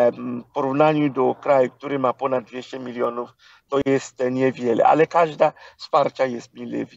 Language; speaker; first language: Polish; non-native, fluent; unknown